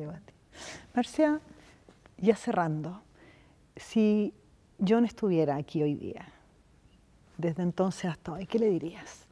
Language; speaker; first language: Spanish; native; Spanish